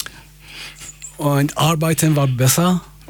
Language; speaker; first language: German; non-native, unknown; Persian